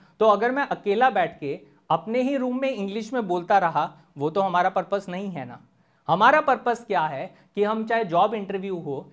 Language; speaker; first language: Hindi; native; Hindi